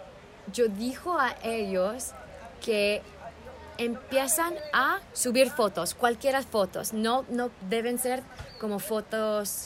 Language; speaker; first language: Spanish; early bilingual, heritage; English